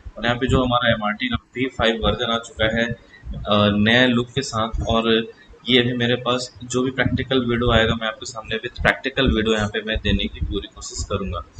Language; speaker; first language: Hindi; native; Hindi